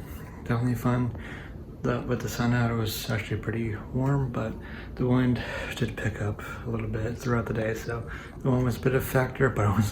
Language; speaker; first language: English; native; English